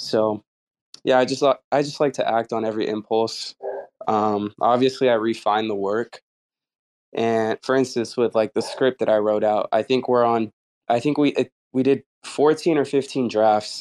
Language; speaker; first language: English; native; English